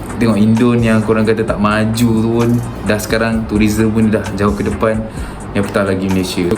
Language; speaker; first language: Malay; native; Malay